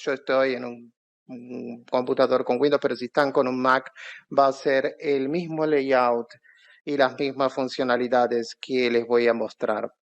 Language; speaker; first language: Spanish; non-native, fluent; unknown